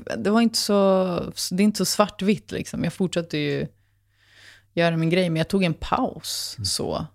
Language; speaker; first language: Swedish; early bilingual, other home language; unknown